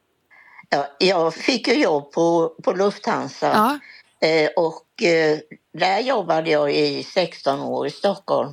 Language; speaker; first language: Swedish; native; Swedish